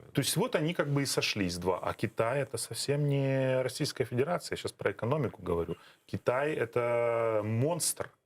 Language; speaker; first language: Russian; native; Russian